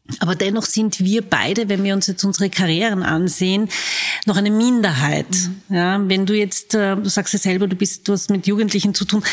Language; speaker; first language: German; native; German